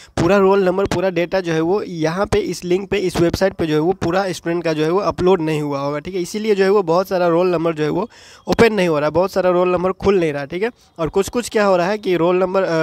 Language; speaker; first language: Hindi; native; Hindi